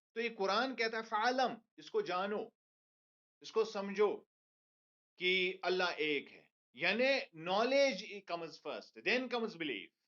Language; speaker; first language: Urdu; non-native, local second language; Kashmiri